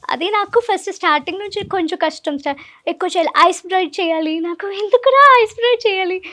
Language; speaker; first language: Telugu; non-native, learner; Malayalam